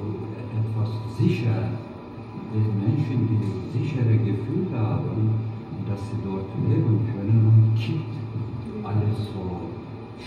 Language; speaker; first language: German; non-native, fluent; Turkish